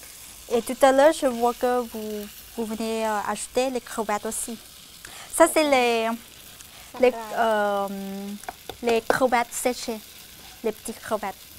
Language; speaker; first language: French; non-native, fluent; Thai